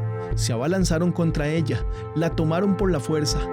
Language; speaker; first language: Spanish; native; Spanish